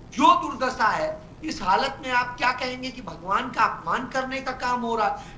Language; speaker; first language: Hindi; native; Hindi